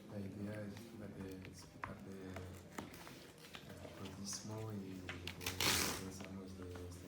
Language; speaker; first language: Spanish; non-native, learner; French